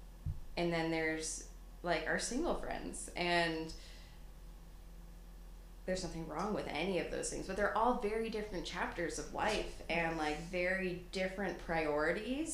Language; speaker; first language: English; native; English